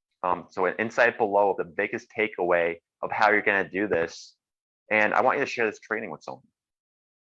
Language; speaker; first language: English; native; English